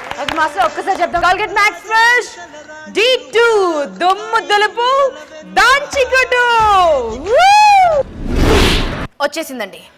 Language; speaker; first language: Telugu; native; Telugu